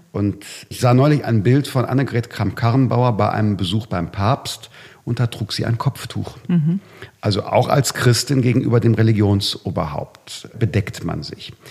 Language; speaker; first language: German; native; German